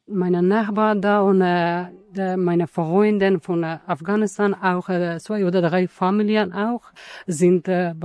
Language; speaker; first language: German; non-native, learner; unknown